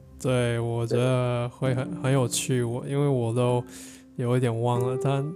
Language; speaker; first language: Chinese; non-native, learner; English